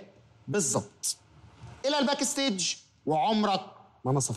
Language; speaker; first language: Arabic; native; Arabic